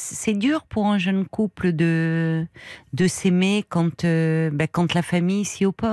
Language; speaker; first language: French; native; French